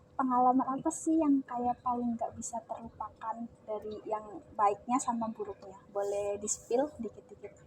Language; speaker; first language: Indonesian; native; Indonesian